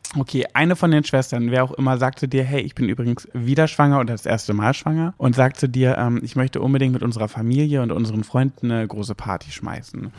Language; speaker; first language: German; native; German